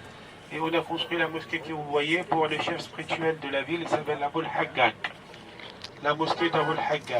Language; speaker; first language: French; non-native, fluent; Arabic